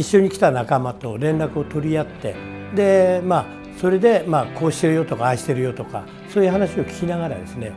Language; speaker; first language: Japanese; native; Japanese